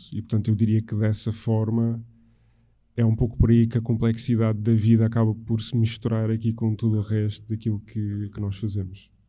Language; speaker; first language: Portuguese; native; Portuguese